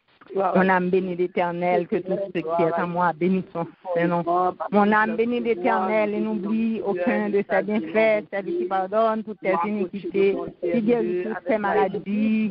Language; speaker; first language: French; non-native, local second language; Haitian Creole